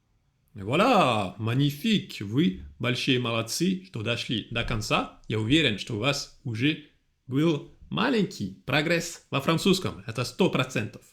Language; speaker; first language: Russian; non-native, fluent; French